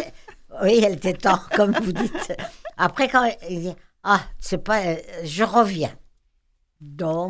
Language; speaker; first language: French; non-native, fluent; Persian